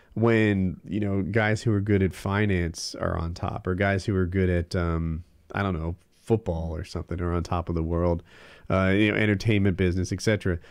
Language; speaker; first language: English; native; English